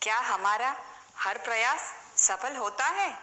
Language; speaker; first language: Hindi; non-native, local second language; Malayalam